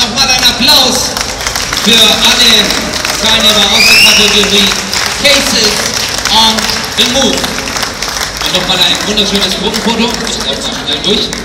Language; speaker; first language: German; native; German